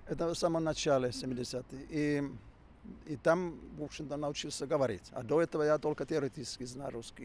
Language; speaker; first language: Russian; non-native, fluent; Finnish